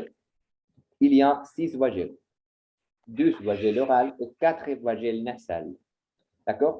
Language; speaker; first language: French; non-native, learner; Spanish